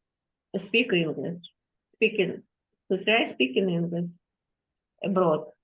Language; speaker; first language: English; non-native, learner; Russian